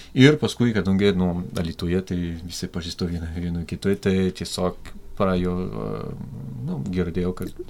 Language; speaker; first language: Lithuanian; non-native, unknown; French